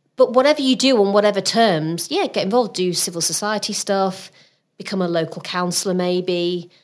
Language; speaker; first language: English; native; English